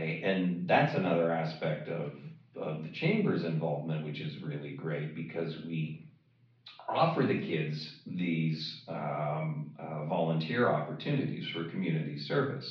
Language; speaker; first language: English; native; English